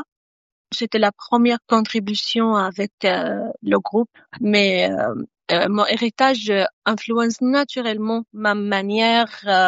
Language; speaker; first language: French; non-native, fluent; Arabic